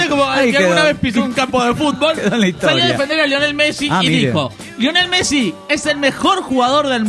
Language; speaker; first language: Spanish; native; Spanish